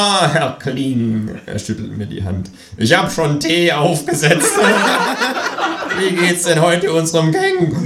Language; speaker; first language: German; native; German